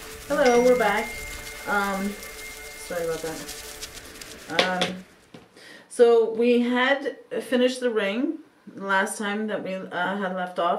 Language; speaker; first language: English; native; English